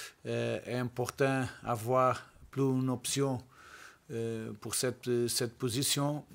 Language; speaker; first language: French; non-native, learner; Portuguese